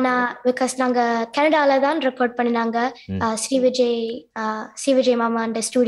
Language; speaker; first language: Tamil; early bilingual, heritage; Tamil